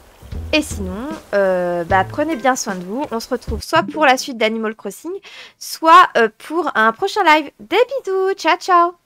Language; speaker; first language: French; native; French